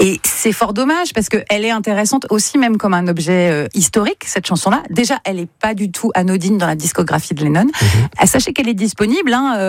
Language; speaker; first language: French; native; French